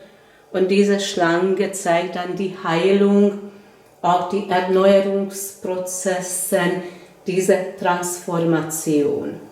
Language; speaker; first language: German; non-native, fluent; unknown